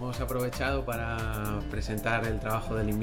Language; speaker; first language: Spanish; native; Spanish